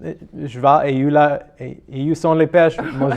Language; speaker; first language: French; non-native, local second language; English